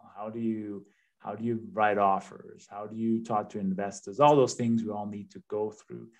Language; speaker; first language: English; non-native, fluent; Danish